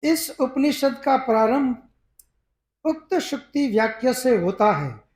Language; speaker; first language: Hindi; non-native, local second language; Gujarati